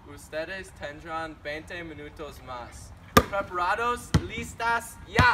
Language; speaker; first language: Spanish; non-native, learner; English